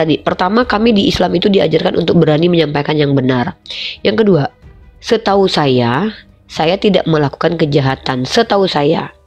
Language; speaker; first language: Indonesian; native; Indonesian